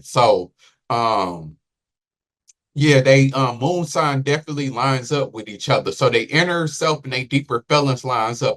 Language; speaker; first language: English; native; English